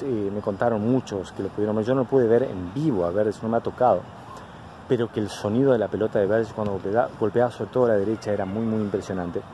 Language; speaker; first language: Spanish; native; Spanish